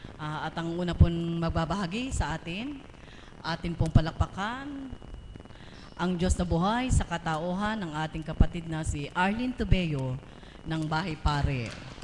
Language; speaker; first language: Filipino; native; Filipino